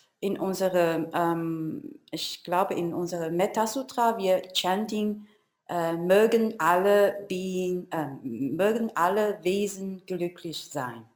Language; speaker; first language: German; non-native, learner; Chinese